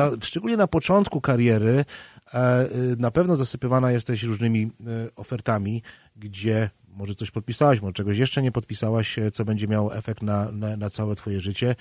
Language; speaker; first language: Polish; native; Polish